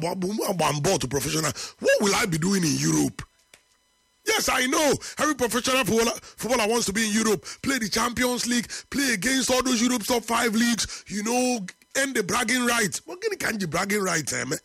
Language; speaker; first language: English; non-native, local second language; Igbo